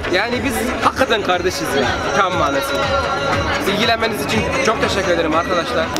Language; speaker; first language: Turkish; non-native, fluent; Arabic